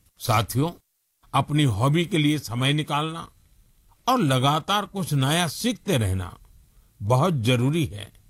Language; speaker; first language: Hindi; non-native, local second language; Gujarati